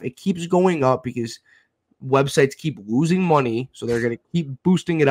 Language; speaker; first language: English; native; English